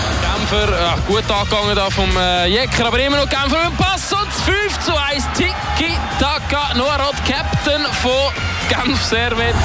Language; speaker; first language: German; native; German